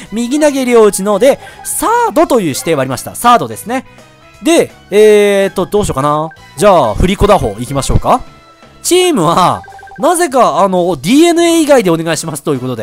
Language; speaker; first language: Japanese; native; Japanese